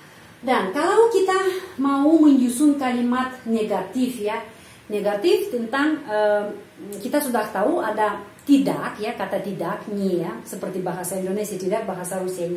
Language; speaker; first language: Indonesian; non-native, fluent; Russian